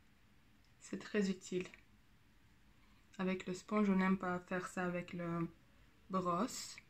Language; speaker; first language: French; non-native, learner; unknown